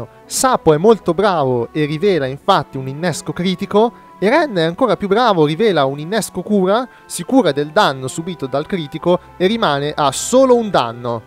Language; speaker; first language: Italian; native; Italian